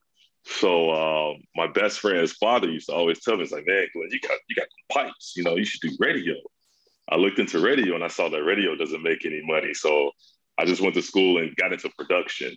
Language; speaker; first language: English; native; English